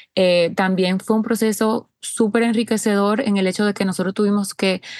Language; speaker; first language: Spanish; native; Spanish